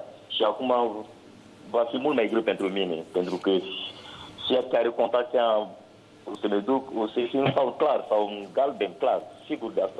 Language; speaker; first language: Romanian; non-native, learner; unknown